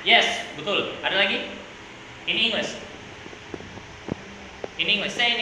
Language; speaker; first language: English; non-native, learner; Indonesian